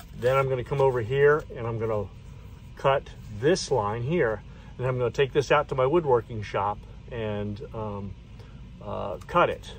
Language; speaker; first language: English; native; English